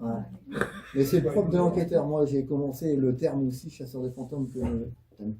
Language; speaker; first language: French; native; French